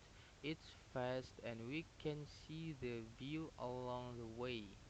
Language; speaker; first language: English; non-native, learner; Indonesian